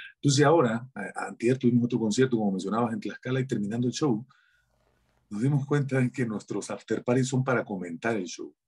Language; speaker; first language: Spanish; native; Spanish